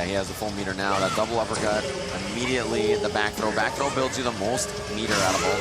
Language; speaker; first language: English; native; English